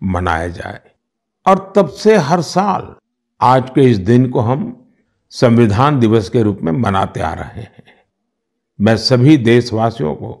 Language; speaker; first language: Hindi; non-native, local second language; Gujarati